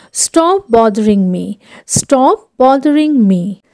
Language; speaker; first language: English; non-native, local second language; Bangla